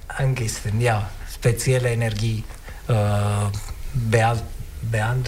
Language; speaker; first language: German; non-native, learner; Italian